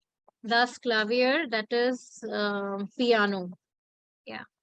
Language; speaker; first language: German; non-native, fluent; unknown